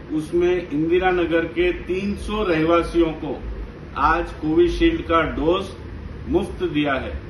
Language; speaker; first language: Hindi; non-native, local second language; Gujarati